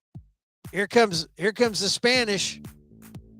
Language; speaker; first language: English; native; English